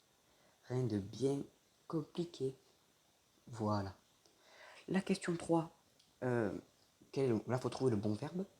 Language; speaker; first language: French; native; French